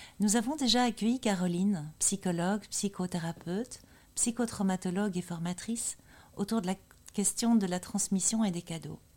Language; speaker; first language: French; native; French